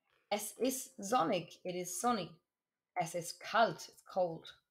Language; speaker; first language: German; non-native, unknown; English